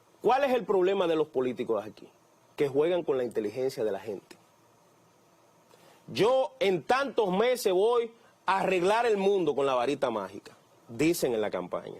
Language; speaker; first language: Spanish; native; Spanish